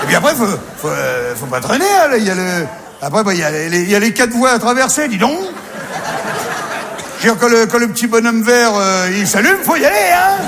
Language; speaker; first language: French; native; French